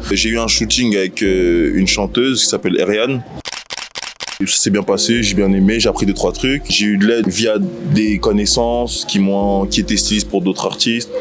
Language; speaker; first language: French; native; French